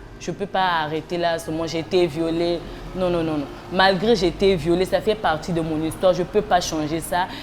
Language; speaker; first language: French; non-native, local second language; Lingala